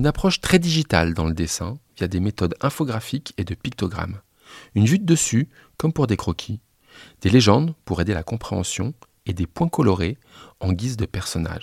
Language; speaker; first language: French; native; French